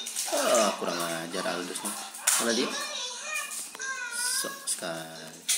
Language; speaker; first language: Indonesian; native; Indonesian